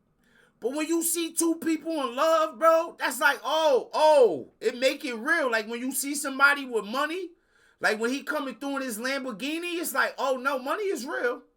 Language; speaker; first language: English; native; English